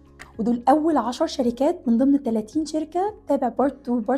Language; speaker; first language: Arabic; native; Arabic